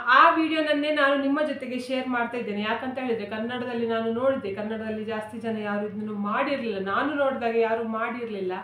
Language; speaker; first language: Kannada; non-native, local second language; Konkani